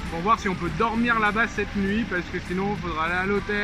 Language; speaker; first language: French; native; French